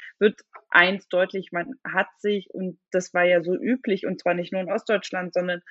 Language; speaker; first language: German; native; German